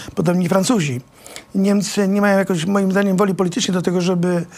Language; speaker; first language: Polish; native; Polish